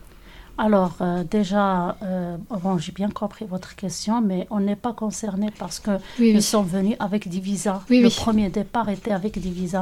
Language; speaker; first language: French; non-native, local second language; Arabic